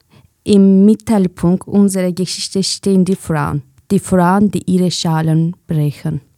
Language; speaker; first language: German; non-native, fluent; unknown